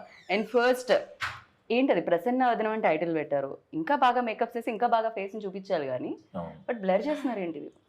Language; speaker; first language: Telugu; native; Telugu